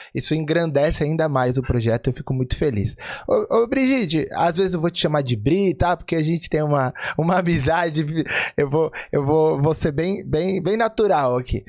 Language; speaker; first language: Portuguese; native; Portuguese